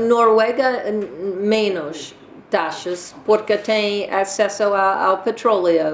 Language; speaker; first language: Portuguese; non-native, learner; English